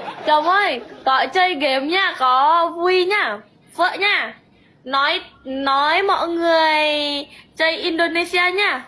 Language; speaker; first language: Vietnamese; non-native, learner; Indonesian